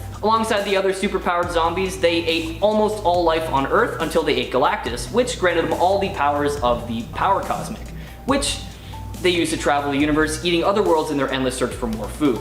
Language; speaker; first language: English; native; English